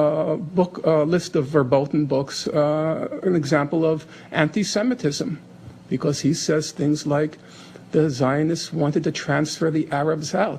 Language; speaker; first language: English; native; English